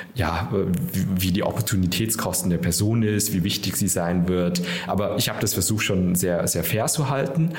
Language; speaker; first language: German; early bilingual, other home language; Vietnamese